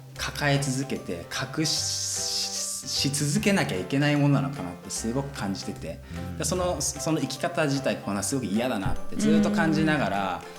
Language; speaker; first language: Japanese; native; Japanese